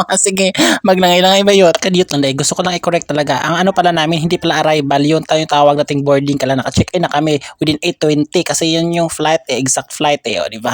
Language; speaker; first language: Filipino; non-native, local second language; Cebuano